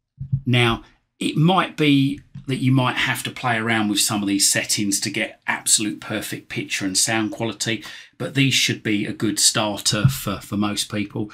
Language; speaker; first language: English; native; English